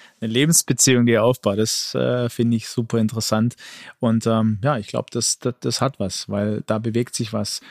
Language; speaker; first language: German; early bilingual, other home language; Greek